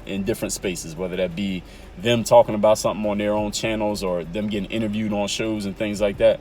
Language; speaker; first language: English; native; English